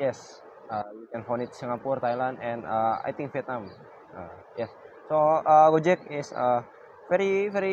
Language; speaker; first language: English; non-native, learner; Indonesian